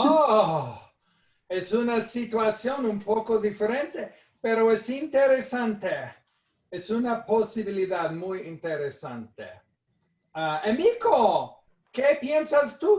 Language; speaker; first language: Spanish; non-native, fluent; English